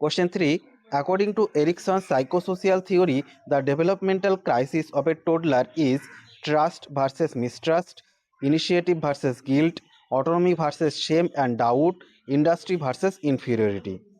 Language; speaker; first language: English; non-native, local second language; Bangla